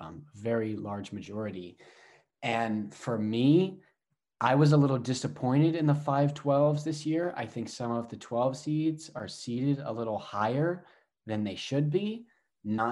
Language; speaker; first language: English; native; English